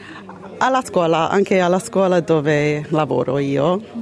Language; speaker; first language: Italian; early bilingual, heritage; Italian